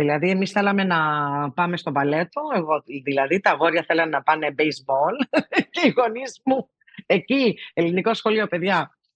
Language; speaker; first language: Greek; early bilingual, heritage; Greek